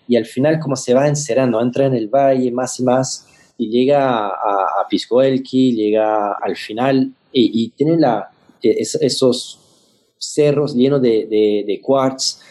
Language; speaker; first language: Spanish; non-native, fluent; French